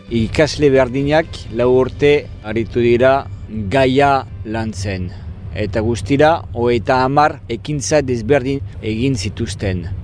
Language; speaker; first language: Basque; non-native, fluent; French